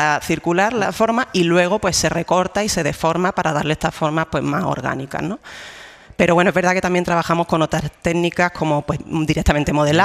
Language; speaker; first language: Spanish; native; Spanish